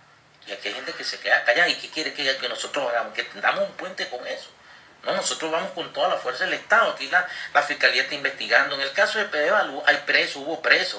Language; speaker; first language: Spanish; native; Spanish